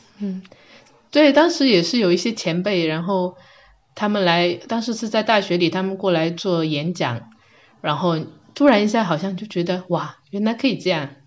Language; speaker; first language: Chinese; native; Chinese